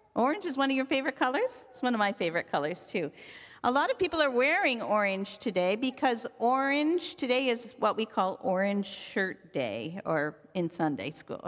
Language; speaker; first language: English; native; English